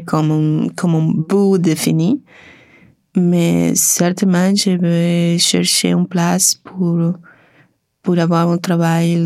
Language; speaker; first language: French; non-native, learner; Spanish